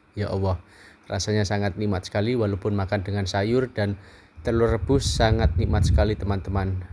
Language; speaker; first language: Indonesian; non-native, local second language; Javanese